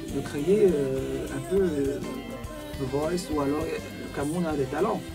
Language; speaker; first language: French; non-native, local second language; Duala